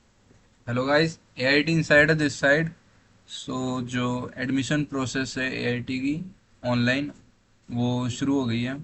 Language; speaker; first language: Hindi; native; Hindi